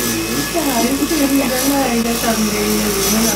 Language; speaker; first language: Spanish; native; Spanish